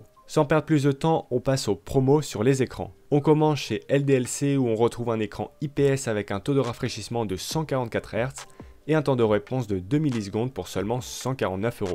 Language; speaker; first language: French; native; French